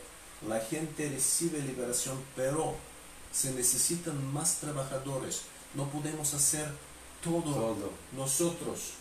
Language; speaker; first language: Spanish; non-native, fluent; Bulgarian